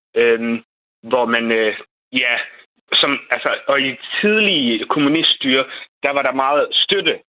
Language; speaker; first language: Danish; non-native, fluent; Croatian